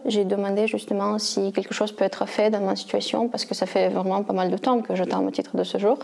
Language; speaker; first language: French; non-native, fluent; Russian